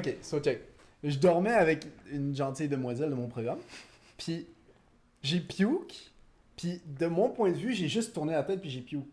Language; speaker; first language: French; native; French